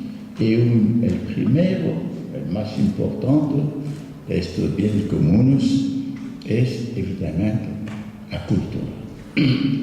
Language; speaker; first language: Spanish; non-native, fluent; French